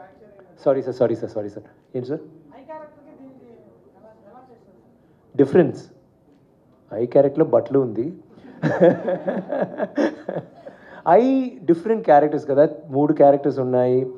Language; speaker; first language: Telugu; non-native, learner; Tamil